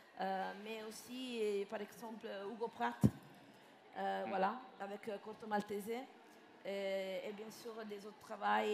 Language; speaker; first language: French; non-native, fluent; Italian